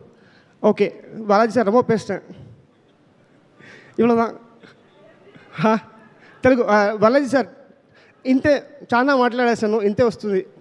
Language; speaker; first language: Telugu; non-native, learner; Kannada